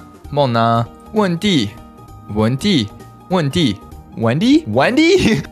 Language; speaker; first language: Chinese; early bilingual, heritage; Chinese